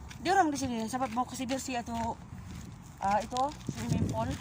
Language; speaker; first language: Indonesian; non-native, learner; Cebuano